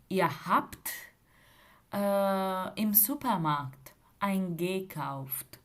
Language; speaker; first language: German; non-native, fluent; Spanish